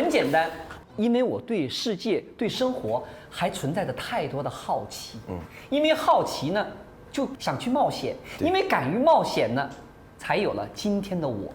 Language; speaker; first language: Chinese; native; Chinese